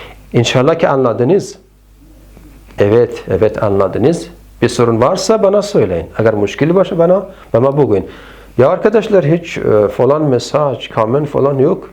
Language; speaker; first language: Turkish; non-native, fluent; Persian